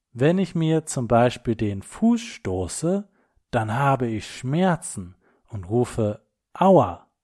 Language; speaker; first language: German; native; German